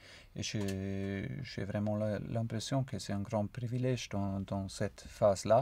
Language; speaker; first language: French; non-native, fluent; German